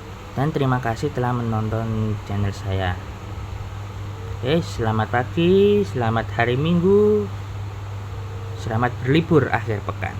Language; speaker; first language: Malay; non-native, local second language; Javanese